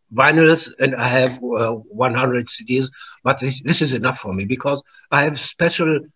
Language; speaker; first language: English; non-native, learner; German